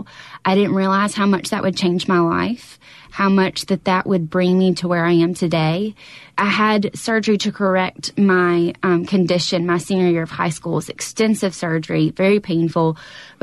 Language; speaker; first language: English; native; English